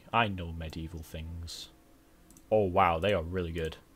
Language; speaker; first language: English; native; English